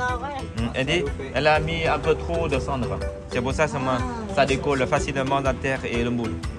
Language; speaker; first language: French; non-native, fluent; Vietnamese